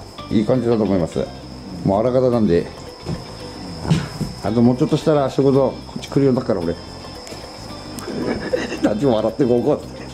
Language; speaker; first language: Japanese; native; Japanese